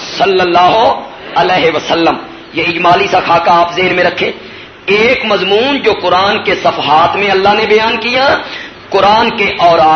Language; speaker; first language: Urdu; non-native, local second language; Punjabi